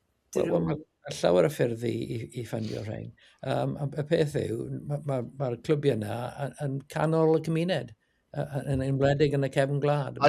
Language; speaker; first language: Welsh; non-native, learner; English